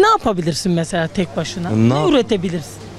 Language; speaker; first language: Turkish; native; Turkish